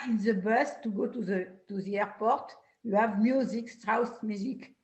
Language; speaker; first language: English; non-native, learner; French